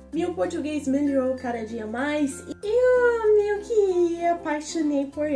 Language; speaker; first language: Portuguese; non-native, fluent; English